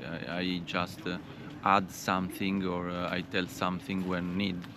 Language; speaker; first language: English; non-native, fluent; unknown